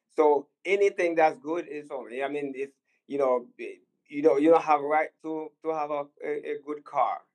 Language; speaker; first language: English; non-native, fluent; Haitian Creole